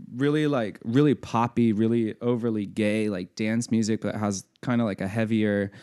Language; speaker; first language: English; native; English